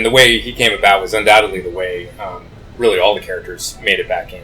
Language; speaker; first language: English; native; English